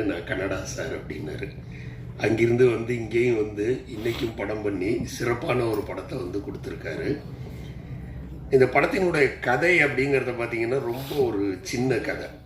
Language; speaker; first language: Tamil; native; Tamil